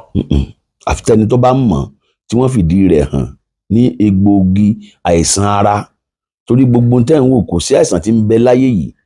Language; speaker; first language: Yoruba; native; Yoruba